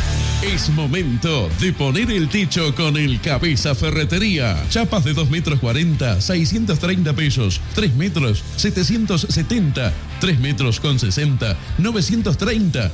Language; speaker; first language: Spanish; native; Spanish